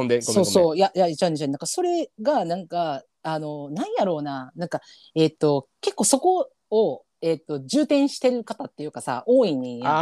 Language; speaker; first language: Japanese; native; Japanese